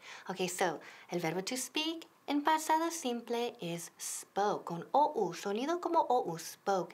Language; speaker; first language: Spanish; non-native, fluent; English